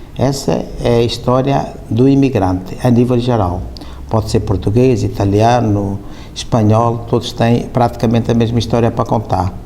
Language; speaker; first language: Portuguese; native; Portuguese